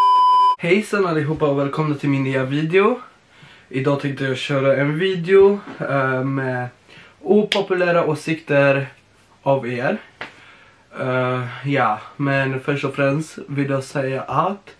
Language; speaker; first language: Swedish; non-native, fluent; Polish